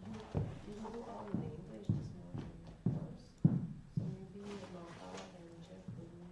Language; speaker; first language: English; non-native, learner; French